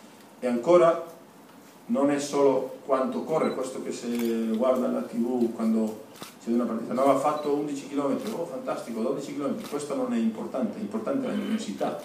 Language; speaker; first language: Italian; non-native, fluent; Spanish